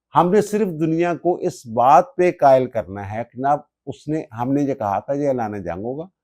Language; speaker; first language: Urdu; non-native, local second language; Punjabi